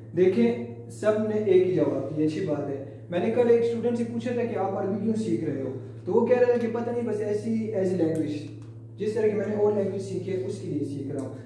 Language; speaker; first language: Urdu; non-native, local second language; Pashto